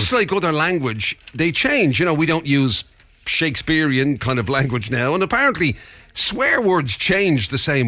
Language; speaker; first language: English; native; English